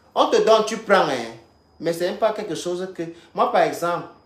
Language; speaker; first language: French; native; French